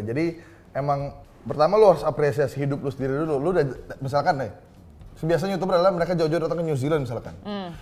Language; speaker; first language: Indonesian; native; Indonesian